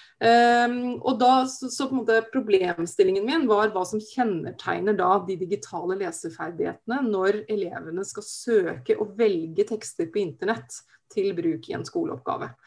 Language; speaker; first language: Norwegian; native; Norwegian